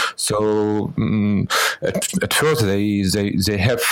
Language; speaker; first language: English; non-native, fluent; Russian